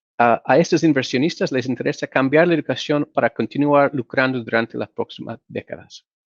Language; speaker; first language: Spanish; non-native, fluent; English